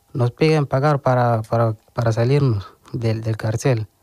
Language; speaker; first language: Spanish; non-native, learner; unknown